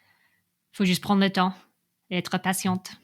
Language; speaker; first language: French; non-native, fluent; English